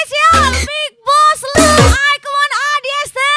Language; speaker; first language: English; non-native, learner; Indonesian